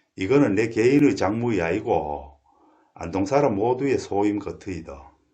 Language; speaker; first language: Korean; native; Korean